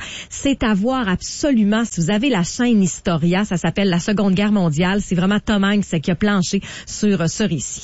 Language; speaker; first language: French; native; French